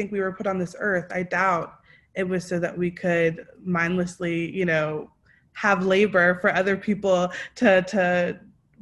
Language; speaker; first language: English; native; English